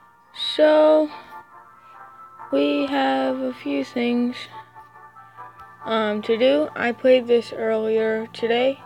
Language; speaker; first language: English; native; English